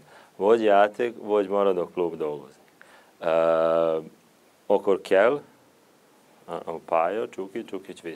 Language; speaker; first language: Hungarian; non-native, learner; Serbian